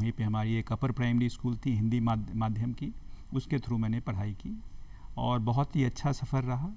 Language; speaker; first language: Hindi; native; Hindi